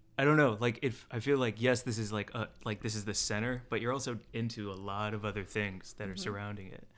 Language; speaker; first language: English; native; English